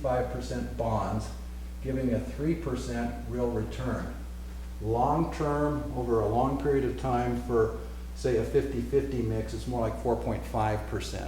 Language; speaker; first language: English; native; English